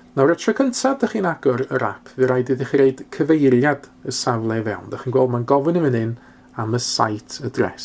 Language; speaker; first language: Welsh; non-native, local second language; English